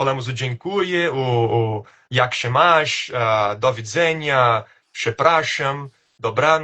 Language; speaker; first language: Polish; non-native, fluent; Portuguese